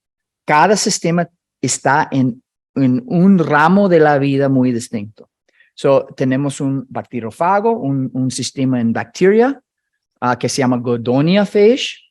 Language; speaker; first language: Spanish; non-native, fluent; English